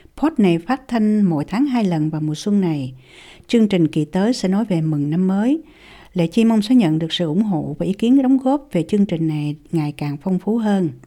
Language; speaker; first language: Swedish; non-native, fluent; Vietnamese